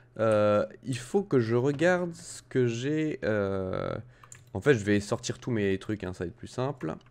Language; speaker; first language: French; native; French